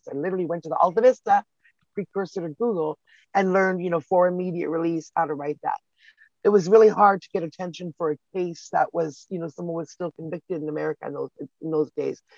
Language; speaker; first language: English; native; English